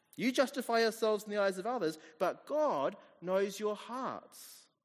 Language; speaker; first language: English; native; English